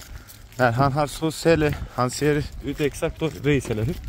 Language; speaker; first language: Swedish; non-native, fluent; Turkish